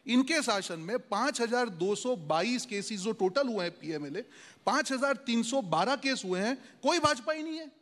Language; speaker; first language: Hindi; non-native, local second language; Gujarati